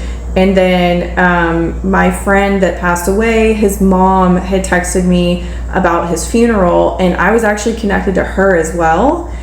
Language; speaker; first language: English; native; English